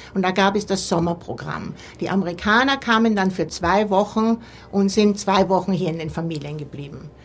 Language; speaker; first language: German; native; German